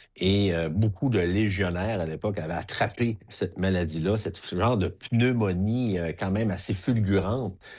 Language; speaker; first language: French; native; French